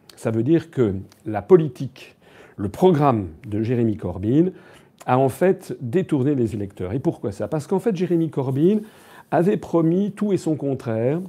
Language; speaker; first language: French; native; French